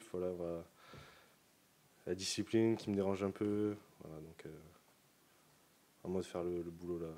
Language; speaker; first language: French; native; French